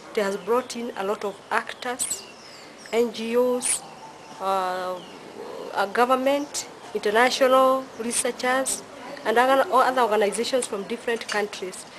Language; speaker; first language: English; non-native, local second language; Kikuyu